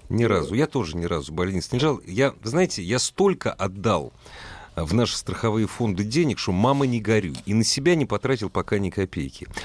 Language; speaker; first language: Russian; native; Russian